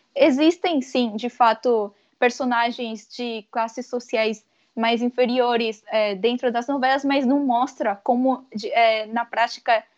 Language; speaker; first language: Portuguese; early bilingual, other home language; Korean